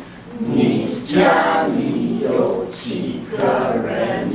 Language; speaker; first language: Chinese; non-native, learner; English